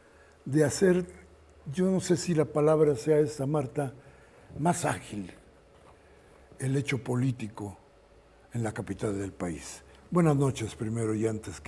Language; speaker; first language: Spanish; native; Spanish